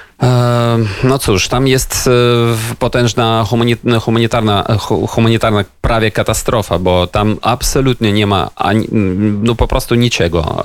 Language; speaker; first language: Polish; non-native, fluent; Ukrainian